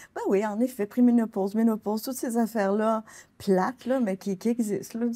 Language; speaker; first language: French; native; French